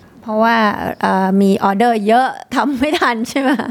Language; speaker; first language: Thai; native; Thai